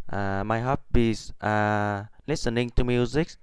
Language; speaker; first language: English; non-native, learner; Vietnamese